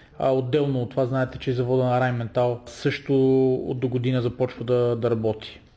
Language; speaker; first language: Bulgarian; native; Bulgarian